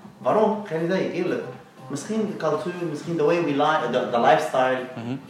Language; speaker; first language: Dutch; non-native, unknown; Arabic